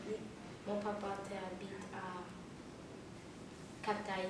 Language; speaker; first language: French; early bilingual, heritage; French